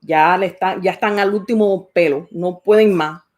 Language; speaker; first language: Spanish; early bilingual, heritage; Spanish